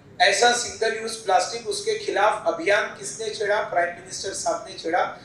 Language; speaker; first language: Hindi; non-native, local second language; Marathi